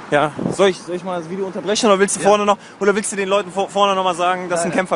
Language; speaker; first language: German; native; German